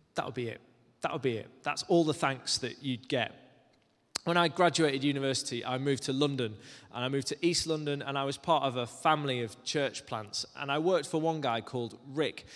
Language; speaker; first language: English; native; English